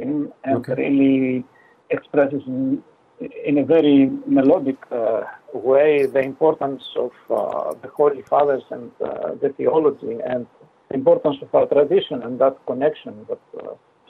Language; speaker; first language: English; non-native, fluent; Greek